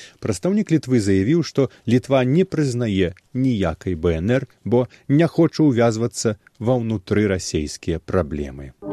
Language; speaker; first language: Belarusian; native; Belarusian